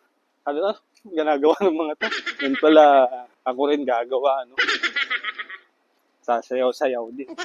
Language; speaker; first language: Filipino; native; Filipino